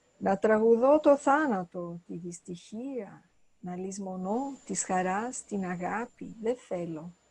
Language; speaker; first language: Greek; early bilingual, heritage; Portuguese